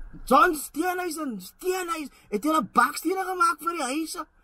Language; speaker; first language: Afrikaans; early bilingual, heritage; Afrikaans